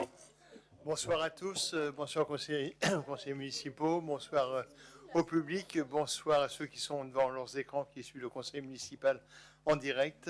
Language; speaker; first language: French; native; French